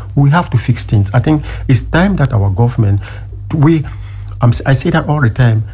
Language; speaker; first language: English; non-native, local second language; French